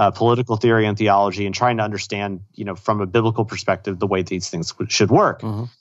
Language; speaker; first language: English; native; English